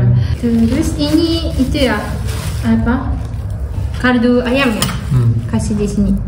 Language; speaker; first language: Indonesian; non-native, learner; Japanese